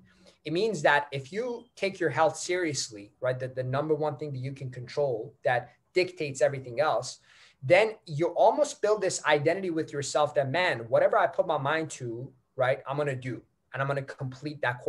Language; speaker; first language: English; non-native, fluent; Persian